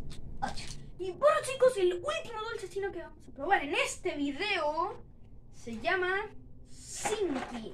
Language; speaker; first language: Spanish; native; Spanish